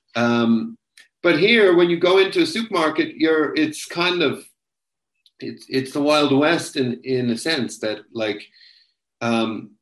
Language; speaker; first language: English; native; English